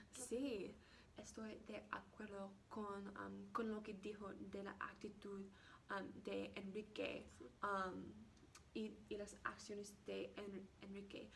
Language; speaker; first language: Spanish; non-native, learner; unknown